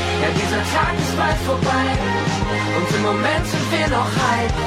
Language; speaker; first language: German; non-native, fluent; Serbian